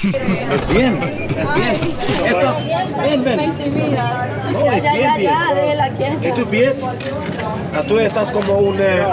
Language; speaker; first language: Spanish; non-native, learner; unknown